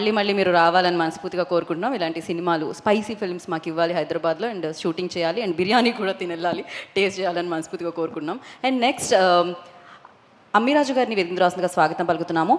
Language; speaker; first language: Telugu; native; Telugu